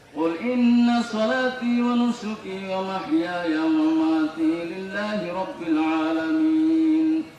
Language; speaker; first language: Arabic; non-native, fluent; Bangla